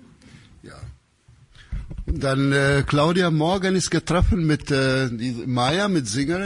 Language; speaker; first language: German; non-native, fluent; Albanian